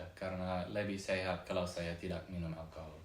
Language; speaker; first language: Indonesian; non-native, fluent; English